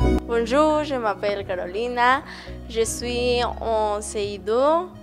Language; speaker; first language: French; non-native, learner; Spanish